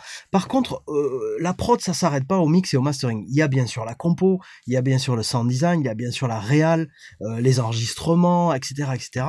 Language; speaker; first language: French; native; French